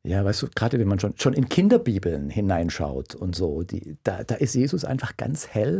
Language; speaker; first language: German; native; German